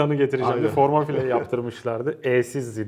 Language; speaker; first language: Turkish; native; Turkish